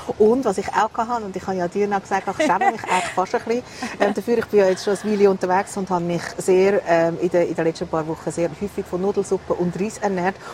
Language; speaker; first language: German; native; German